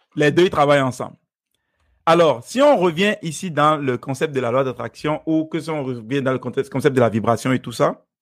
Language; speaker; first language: French; non-native, local second language; Fon